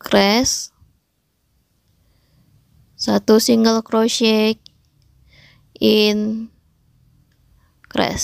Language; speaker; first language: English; non-native, local second language; Indonesian